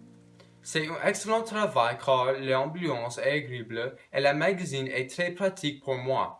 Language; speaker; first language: French; non-native, local second language; English